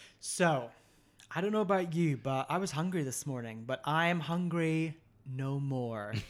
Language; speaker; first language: English; native; English